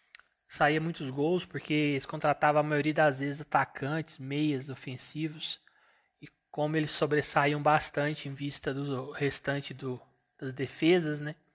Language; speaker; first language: Portuguese; native; Portuguese